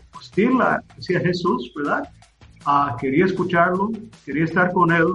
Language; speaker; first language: Spanish; non-native, fluent; English